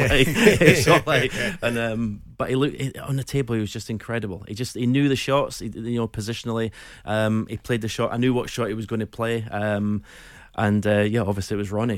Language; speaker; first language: English; native; English